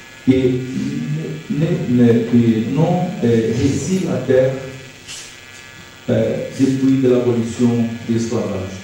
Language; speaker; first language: French; non-native, learner; Portuguese